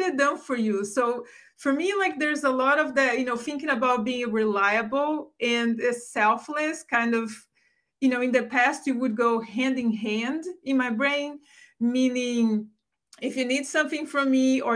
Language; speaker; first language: English; non-native, fluent; Portuguese